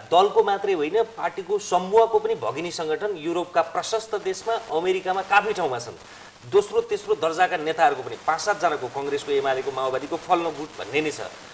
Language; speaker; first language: Nepali; native; Nepali